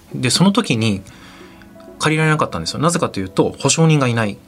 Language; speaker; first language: Japanese; native; Japanese